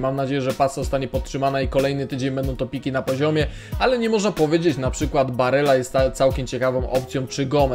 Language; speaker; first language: Polish; native; Polish